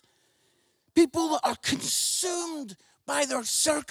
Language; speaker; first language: English; native; English